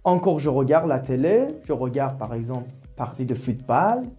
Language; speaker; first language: French; non-native, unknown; Persian